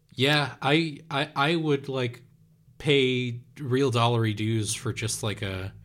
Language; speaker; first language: English; non-native, fluent; Dutch